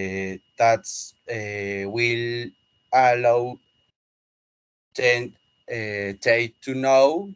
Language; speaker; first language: English; non-native, learner; Spanish